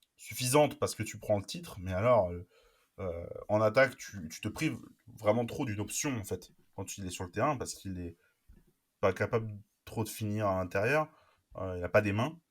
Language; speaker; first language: French; native; French